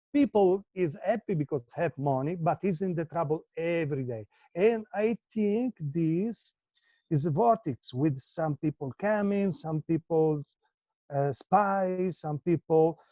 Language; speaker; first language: English; non-native, learner; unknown